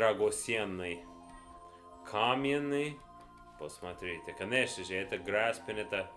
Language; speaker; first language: Russian; non-native, learner; English